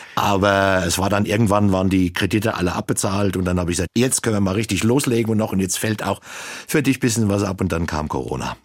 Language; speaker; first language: German; native; German